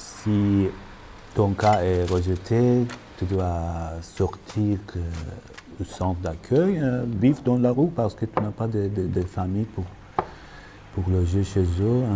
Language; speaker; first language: French; non-native, fluent; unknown